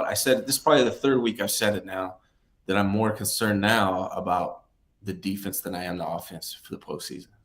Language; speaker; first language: English; native; English